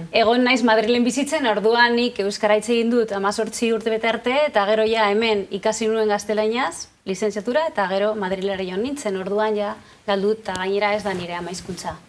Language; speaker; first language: Basque; non-native, local second language; Spanish